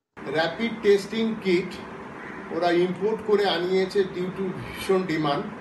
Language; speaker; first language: Bangla; native; Bangla